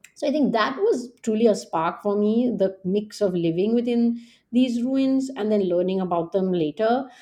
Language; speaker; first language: English; non-native, local second language; Hindi